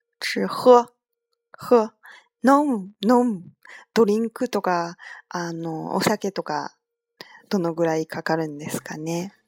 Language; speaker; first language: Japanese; non-native, fluent; Chinese